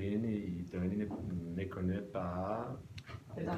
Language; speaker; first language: French; non-native, learner; Portuguese